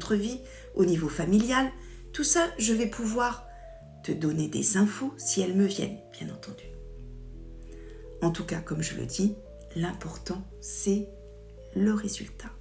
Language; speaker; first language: French; native; French